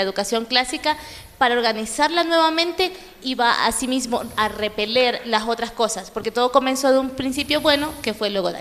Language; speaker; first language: Spanish; native; Spanish